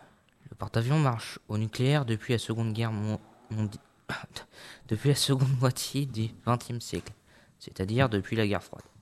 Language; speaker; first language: French; native; French